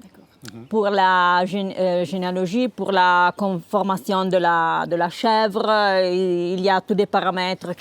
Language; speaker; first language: French; non-native, local second language; Italian